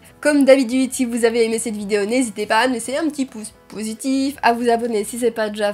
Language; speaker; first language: French; native; French